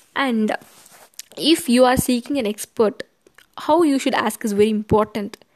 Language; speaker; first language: English; non-native, local second language; Tamil